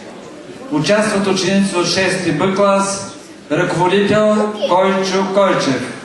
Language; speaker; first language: Bulgarian; native; Bulgarian